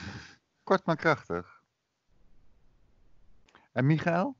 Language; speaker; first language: Dutch; native; Dutch